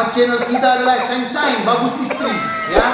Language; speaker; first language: Indonesian; native; Indonesian